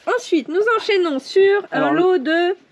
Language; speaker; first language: French; native; French